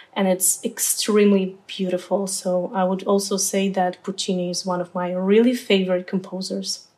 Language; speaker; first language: English; non-native, fluent; Ukrainian